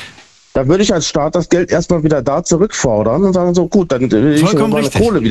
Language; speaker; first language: German; native; German